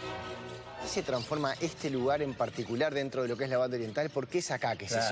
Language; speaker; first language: Spanish; native; Spanish